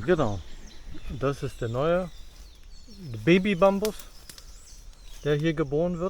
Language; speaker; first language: German; native; German